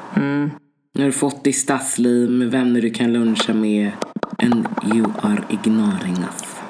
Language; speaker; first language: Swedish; early bilingual, other home language; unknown